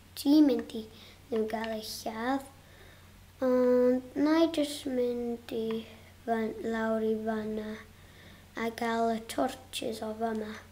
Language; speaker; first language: Welsh; non-native, local second language; English